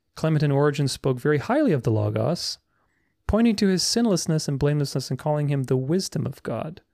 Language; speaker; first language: English; non-native, fluent; Romanian